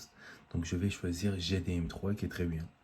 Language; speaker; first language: French; native; French